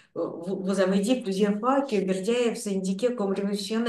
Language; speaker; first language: French; non-native, fluent; Russian